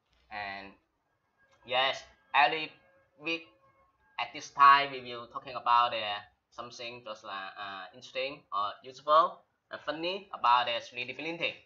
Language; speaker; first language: English; non-native, learner; Chinese